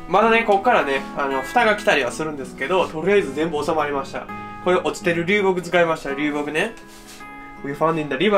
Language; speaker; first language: Japanese; native; Japanese